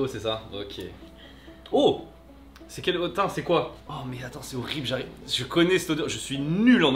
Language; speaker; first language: French; native; French